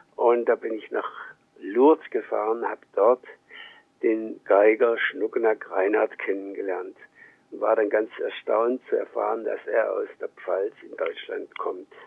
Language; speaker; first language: German; early bilingual, heritage; German